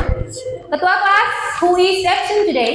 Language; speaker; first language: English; non-native, fluent; Indonesian